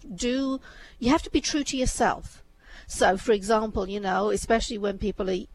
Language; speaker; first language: English; native; English